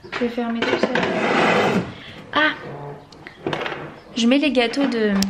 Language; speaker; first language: French; native; French